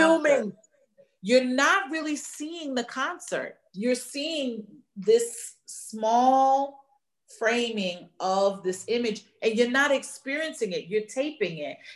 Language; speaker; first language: English; native; English